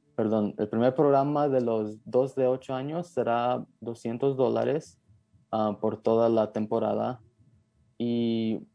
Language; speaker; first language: Spanish; early bilingual, heritage; Spanish